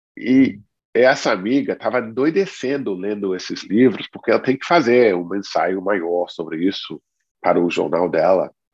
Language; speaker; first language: Portuguese; non-native, fluent; English